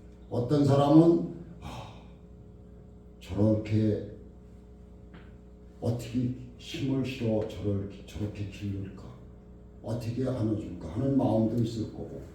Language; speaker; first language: Korean; native; Korean